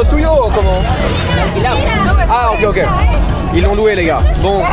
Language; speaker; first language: Spanish; non-native, learner; French